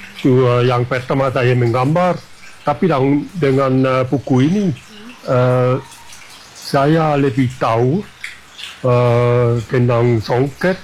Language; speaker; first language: Indonesian; non-native, fluent; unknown